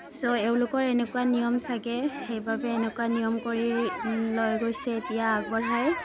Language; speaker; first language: Assamese; non-native, local second language; Bodo